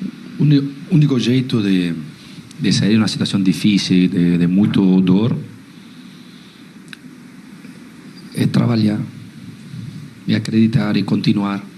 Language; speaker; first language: Portuguese; non-native, learner; Spanish